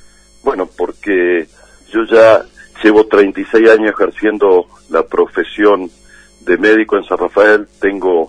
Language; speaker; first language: Spanish; native; Spanish